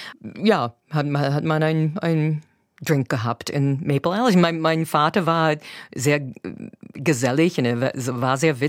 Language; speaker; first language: German; non-native, fluent; English